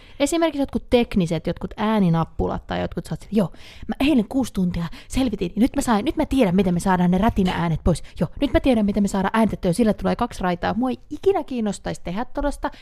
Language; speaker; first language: Finnish; native; Finnish